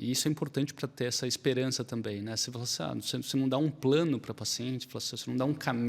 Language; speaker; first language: Portuguese; native; Portuguese